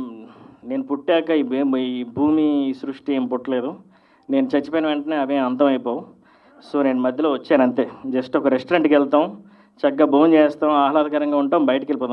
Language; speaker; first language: Telugu; native; Telugu